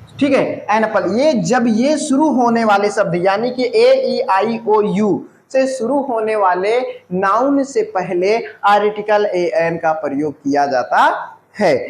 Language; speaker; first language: Hindi; native; Hindi